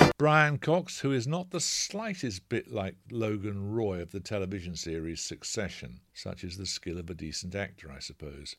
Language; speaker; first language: English; native; English